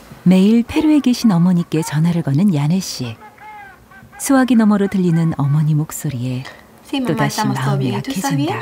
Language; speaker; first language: Korean; native; Korean